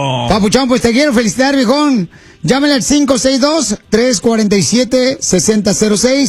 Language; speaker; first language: Spanish; native; Spanish